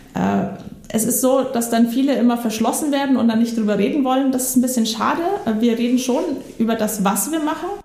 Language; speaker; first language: German; native; German